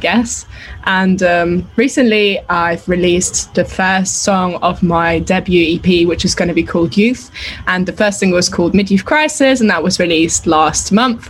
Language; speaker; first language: English; non-native, fluent; German